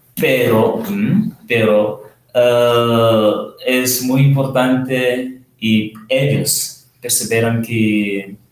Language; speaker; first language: Spanish; non-native, learner; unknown